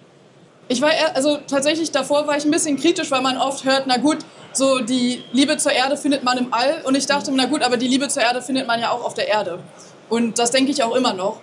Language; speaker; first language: German; native; German